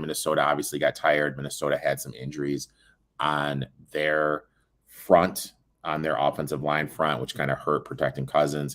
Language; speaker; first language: English; native; English